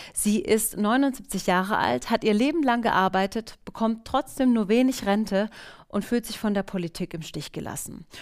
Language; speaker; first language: German; native; German